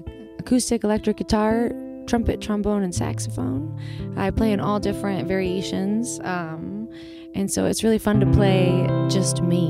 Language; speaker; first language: English; native; English